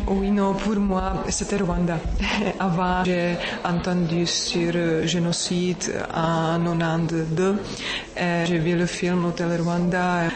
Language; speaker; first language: French; non-native, learner; Czech